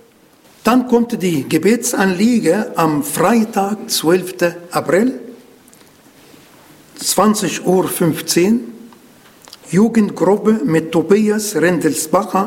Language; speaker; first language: German; non-native, learner; Arabic